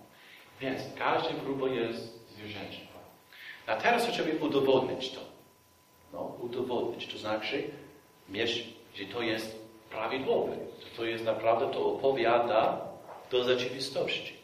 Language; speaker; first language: Polish; non-native, fluent; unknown